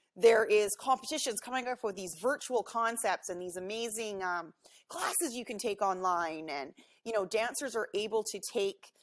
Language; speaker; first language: English; native; English